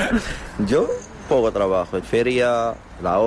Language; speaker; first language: Spanish; non-native, learner; Arabic